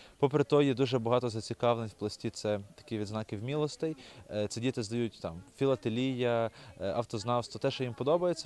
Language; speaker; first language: Ukrainian; native; Ukrainian